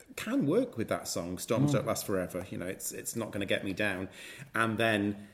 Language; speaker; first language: English; native; English